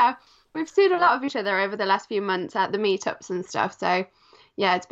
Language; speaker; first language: English; early bilingual, other home language; Polish